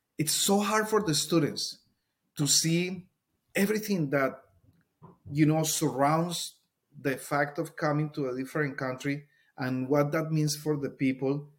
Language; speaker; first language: English; non-native, fluent; Spanish